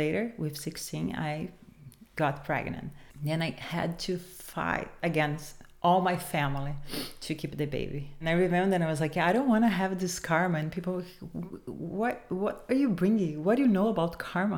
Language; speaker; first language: English; non-native, fluent; Portuguese